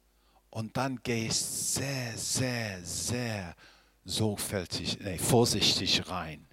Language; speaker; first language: German; non-native, fluent; English